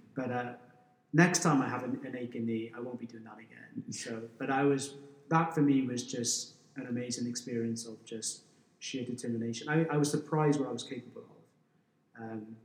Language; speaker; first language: English; native; English